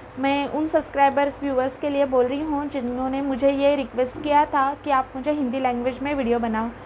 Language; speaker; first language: Hindi; non-native, local second language; Marathi